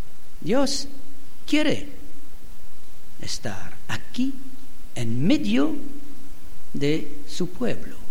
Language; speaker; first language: Spanish; non-native, fluent; French